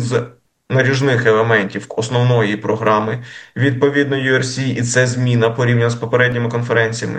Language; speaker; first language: Ukrainian; native; Ukrainian